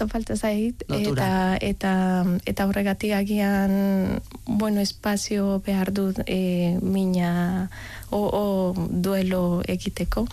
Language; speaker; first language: Basque; non-native, learner; Spanish